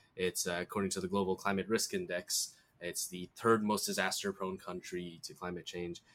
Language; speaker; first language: English; early bilingual, other home language; Bangla